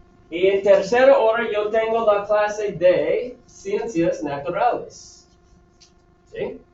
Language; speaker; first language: Spanish; non-native, fluent; English